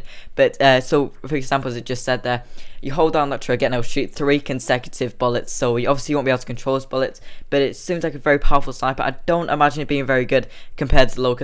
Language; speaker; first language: English; native; English